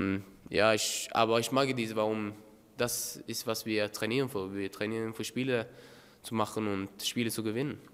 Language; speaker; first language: German; non-native, learner; Norwegian